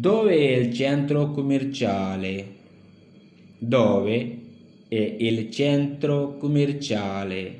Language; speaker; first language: Italian; non-native, learner; Urdu